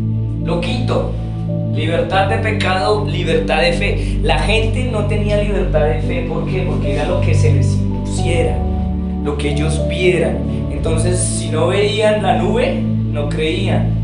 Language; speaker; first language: Spanish; native; Spanish